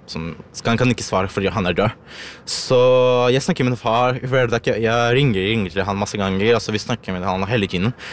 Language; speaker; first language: Norwegian; non-native, learner; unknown